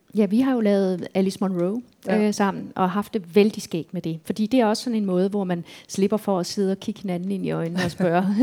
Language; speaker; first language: Danish; native; Danish